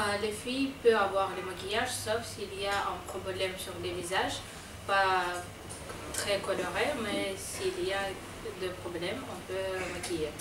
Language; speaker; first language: French; non-native, learner; Russian